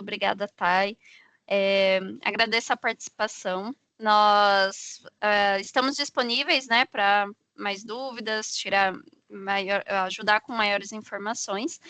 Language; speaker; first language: Portuguese; native; Portuguese